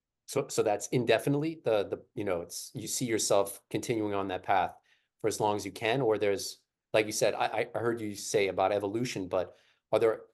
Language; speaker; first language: English; native; English